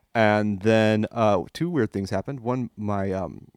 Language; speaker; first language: English; non-native, fluent; French